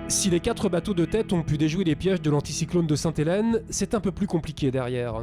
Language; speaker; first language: French; native; French